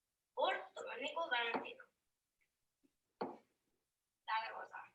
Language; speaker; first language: Spanish; non-native, learner; English